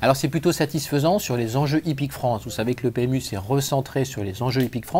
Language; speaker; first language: French; native; French